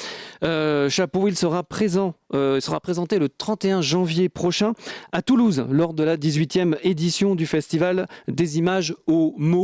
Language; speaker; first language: French; native; French